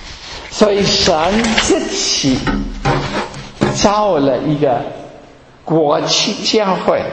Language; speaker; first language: Chinese; non-native, fluent; German